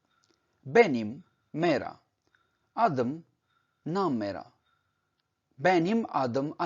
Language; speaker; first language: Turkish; non-native, fluent; Urdu